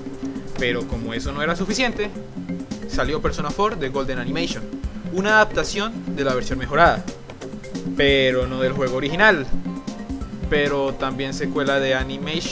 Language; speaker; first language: Spanish; native; Spanish